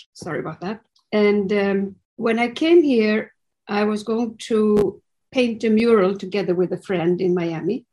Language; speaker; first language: English; non-native, fluent; Swedish